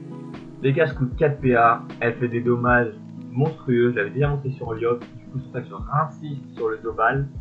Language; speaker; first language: French; native; French